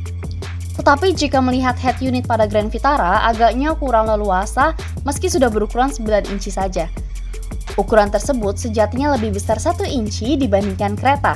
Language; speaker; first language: Indonesian; native; Indonesian